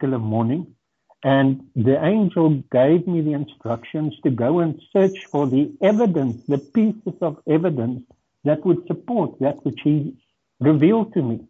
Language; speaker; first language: English; non-native, local second language; Afrikaans